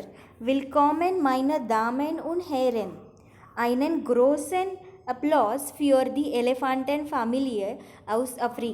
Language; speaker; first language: German; non-native, fluent; Marathi